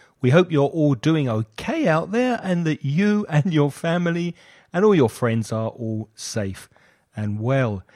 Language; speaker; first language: English; native; English